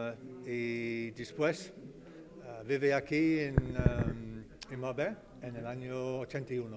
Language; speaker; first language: Spanish; non-native, learner; English